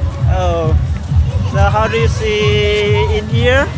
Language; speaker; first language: English; non-native, learner; Hmong